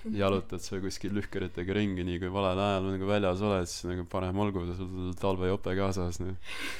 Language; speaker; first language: Estonian; early bilingual, other home language; Russian